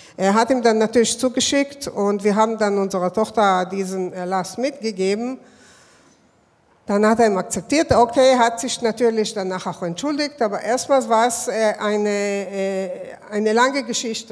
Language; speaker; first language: German; non-native, fluent; Hebrew